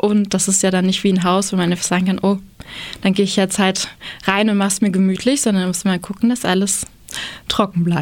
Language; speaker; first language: German; native; German